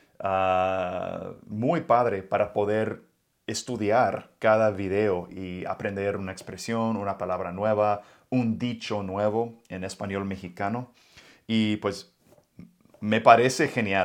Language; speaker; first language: Spanish; non-native, fluent; English